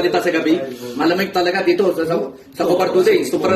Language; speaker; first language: Filipino; non-native, learner; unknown